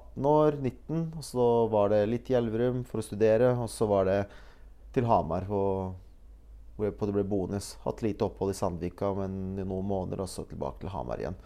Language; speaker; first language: Norwegian; early bilingual, other home language; Bosnian